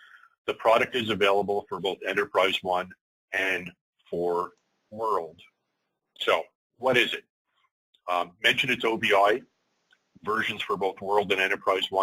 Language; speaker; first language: English; native; English